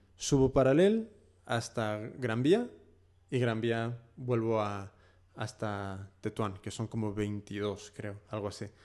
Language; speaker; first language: Spanish; early bilingual, heritage; Spanish